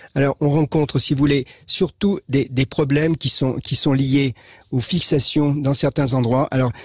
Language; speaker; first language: French; native; French